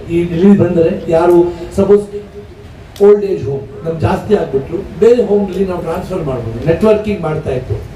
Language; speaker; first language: Kannada; non-native, local second language; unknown